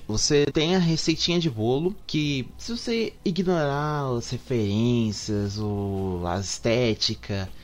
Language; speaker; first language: Portuguese; native; Portuguese